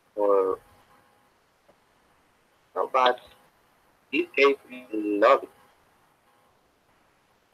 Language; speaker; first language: English; non-native, learner; Spanish